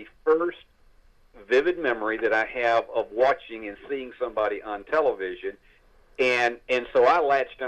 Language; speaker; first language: English; native; English